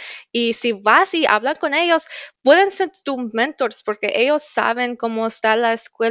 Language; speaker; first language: Spanish; early bilingual, heritage; Spanish